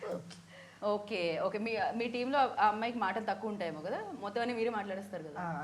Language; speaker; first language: Telugu; native; Telugu